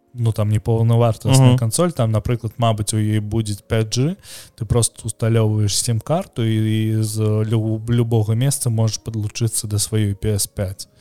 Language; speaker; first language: Belarusian; non-native, local second language; Russian